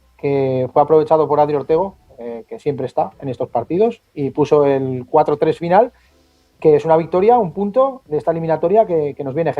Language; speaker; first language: Spanish; native; Spanish